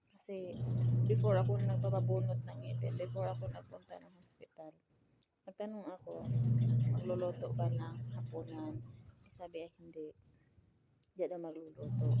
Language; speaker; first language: Filipino; non-native, local second language; Cebuano